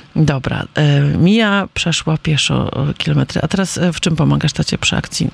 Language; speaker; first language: Polish; native; Polish